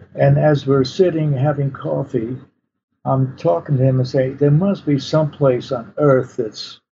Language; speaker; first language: English; early bilingual, other home language; Polish